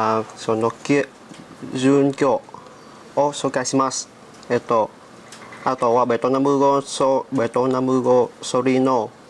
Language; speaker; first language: Japanese; non-native, learner; Vietnamese